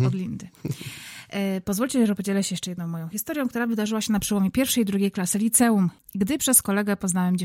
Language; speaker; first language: Polish; native; Polish